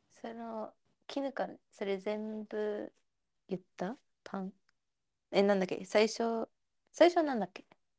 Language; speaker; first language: Japanese; non-native, learner; English